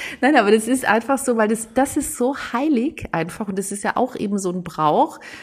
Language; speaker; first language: German; early bilingual, other home language; Greek